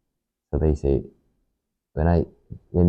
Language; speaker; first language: English; non-native, learner; Japanese